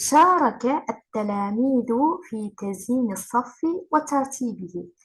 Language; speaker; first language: Arabic; non-native, fluent; Turkish